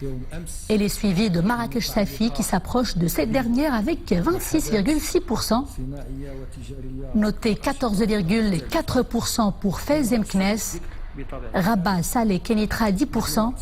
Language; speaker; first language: French; non-native, local second language; Arabic